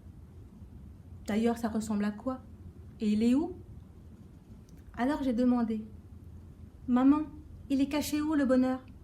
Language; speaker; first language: French; native; French